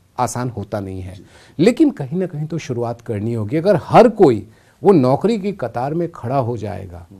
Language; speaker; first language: Hindi; native; Hindi